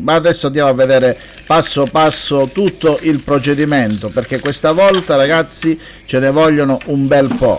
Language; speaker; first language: Italian; native; Italian